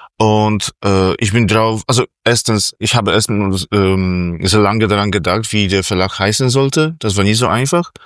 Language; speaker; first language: German; non-native, fluent; Polish